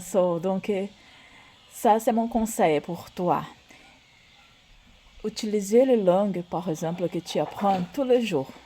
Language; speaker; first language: French; non-native, learner; Portuguese